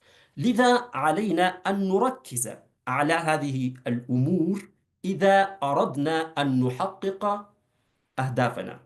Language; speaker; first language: Arabic; non-native, fluent; Urdu